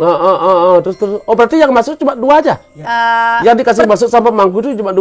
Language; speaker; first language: Indonesian; native; Indonesian